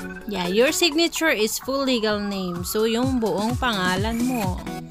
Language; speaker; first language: English; non-native, local second language; Filipino